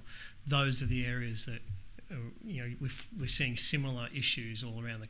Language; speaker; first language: English; native; English